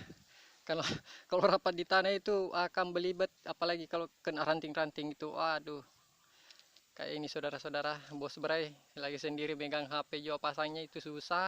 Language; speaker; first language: Indonesian; native; Indonesian